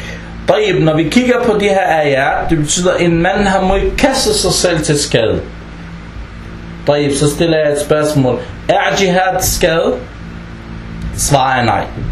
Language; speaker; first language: Danish; non-native, fluent; Arabic